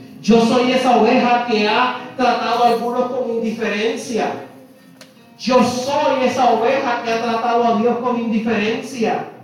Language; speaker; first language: Spanish; native; Spanish